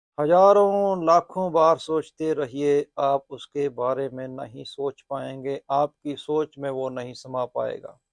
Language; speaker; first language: Hindi; non-native, local second language; Punjabi